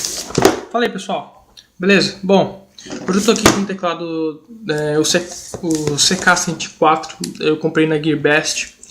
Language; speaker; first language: Portuguese; native; Portuguese